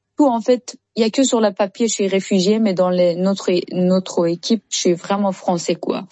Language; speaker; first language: French; non-native, learner; Persian